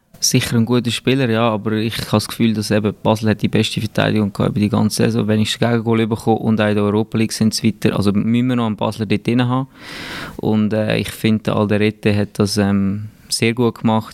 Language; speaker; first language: German; native; German